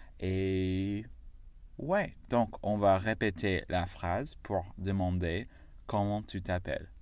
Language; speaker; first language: French; non-native, fluent; English